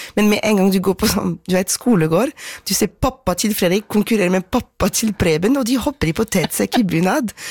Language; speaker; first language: Norwegian; non-native, fluent; French